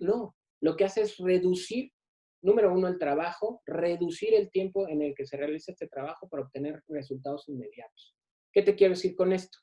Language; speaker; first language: Spanish; native; Spanish